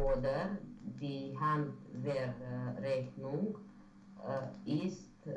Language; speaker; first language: German; non-native, learner; Romanian